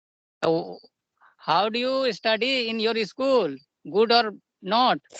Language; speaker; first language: English; non-native, learner; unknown